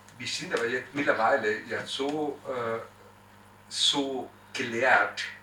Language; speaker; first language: German; non-native, fluent; Spanish